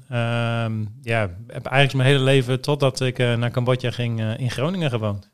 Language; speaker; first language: Dutch; native; Dutch